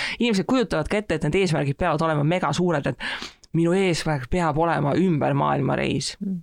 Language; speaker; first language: Estonian; native; Estonian